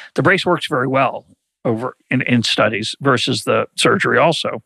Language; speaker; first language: English; native; English